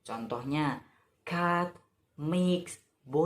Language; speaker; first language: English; non-native, learner; Indonesian